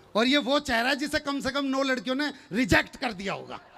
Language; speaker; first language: Hindi; native; Hindi